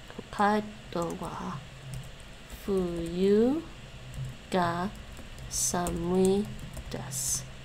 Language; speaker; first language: Japanese; non-native, learner; English